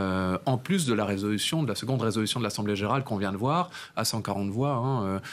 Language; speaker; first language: French; native; French